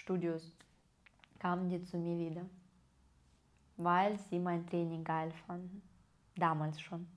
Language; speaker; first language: German; non-native, fluent; Russian